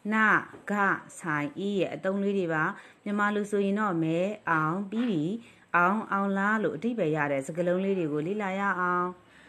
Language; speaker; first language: Burmese; non-native, local second language; Kachin